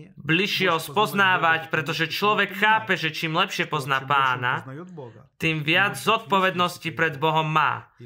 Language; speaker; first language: Slovak; non-native, fluent; Russian